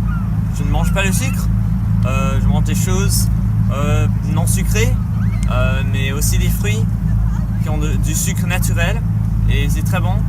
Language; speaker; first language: French; non-native, learner; English